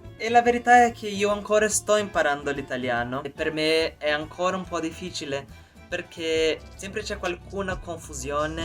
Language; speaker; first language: Italian; non-native, learner; Portuguese